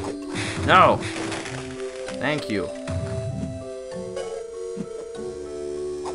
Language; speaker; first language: English; native; English